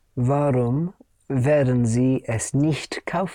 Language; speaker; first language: German; non-native, learner; English